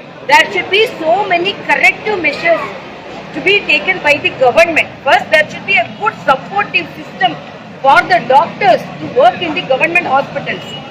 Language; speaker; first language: English; non-native, local second language; Tamil